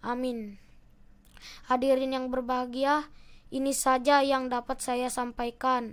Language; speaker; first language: Indonesian; native; Indonesian